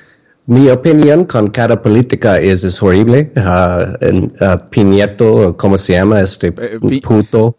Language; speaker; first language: Spanish; non-native, learner; English